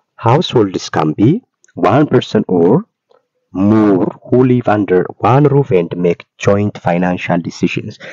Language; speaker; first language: English; non-native, local second language; Amharic